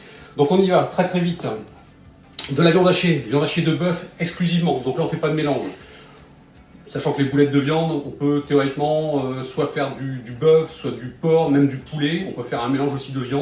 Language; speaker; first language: French; native; French